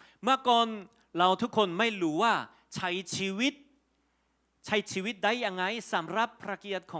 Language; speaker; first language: Thai; non-native, fluent; Korean